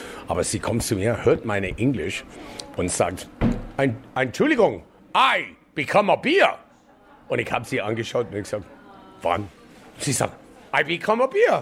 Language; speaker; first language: German; non-native, learner; English